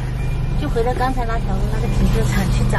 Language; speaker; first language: Chinese; native; Chinese